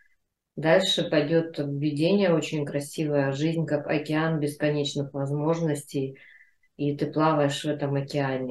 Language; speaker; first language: Russian; native; Russian